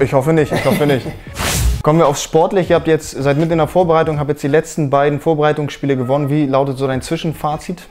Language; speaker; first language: German; native; German